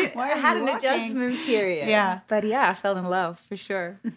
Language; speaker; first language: English; non-native, fluent; German